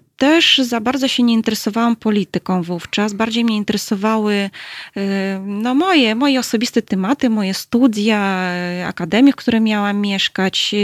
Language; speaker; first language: Polish; early bilingual, heritage; Russian